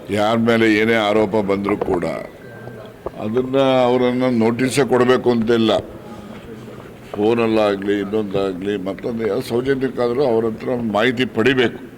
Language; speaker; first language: Kannada; native; Kannada